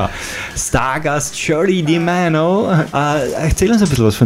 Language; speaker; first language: German; native; German